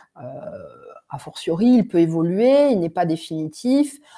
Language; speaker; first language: French; native; French